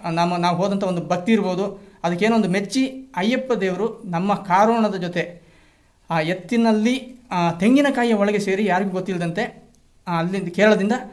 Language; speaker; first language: Kannada; non-native, local second language; Kodava